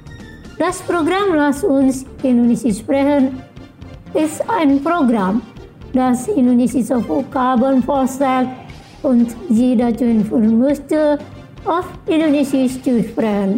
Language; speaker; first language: German; non-native, fluent; Indonesian